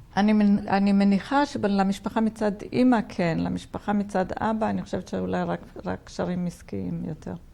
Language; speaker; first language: Hebrew; early bilingual, other home language; Polish